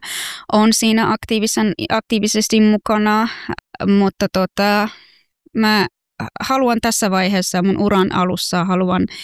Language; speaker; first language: Finnish; non-native, fluent; Persian